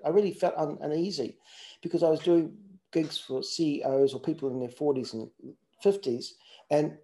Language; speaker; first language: English; native; English